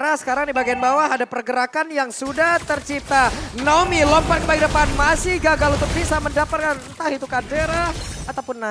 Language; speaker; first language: Indonesian; native; Indonesian